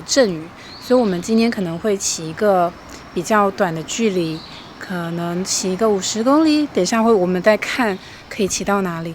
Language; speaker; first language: Chinese; native; Chinese